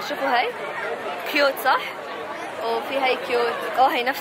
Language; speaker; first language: Arabic; native; Arabic